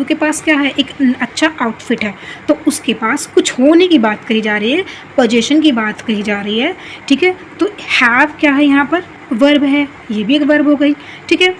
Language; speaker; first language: Hindi; native; Hindi